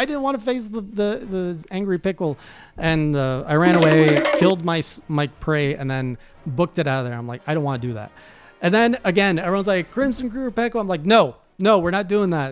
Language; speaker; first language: English; native; English